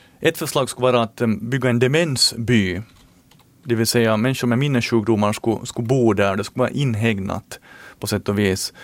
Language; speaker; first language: Swedish; native; Swedish